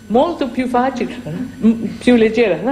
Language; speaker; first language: Italian; non-native, fluent; German